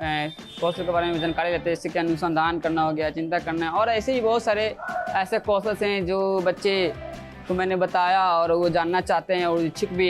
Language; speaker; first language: Hindi; native; Hindi